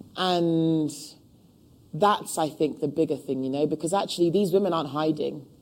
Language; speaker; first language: English; native; English